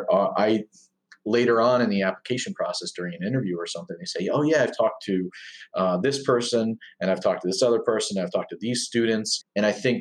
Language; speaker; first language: English; native; English